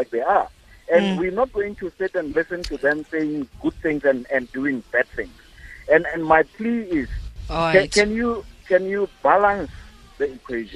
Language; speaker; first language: English; non-native, local second language; Tswana